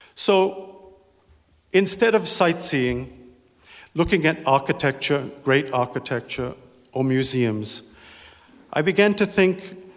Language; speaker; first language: English; native; English